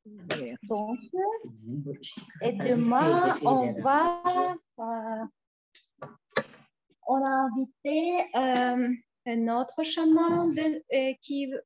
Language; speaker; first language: French; non-native, fluent; Tuvinian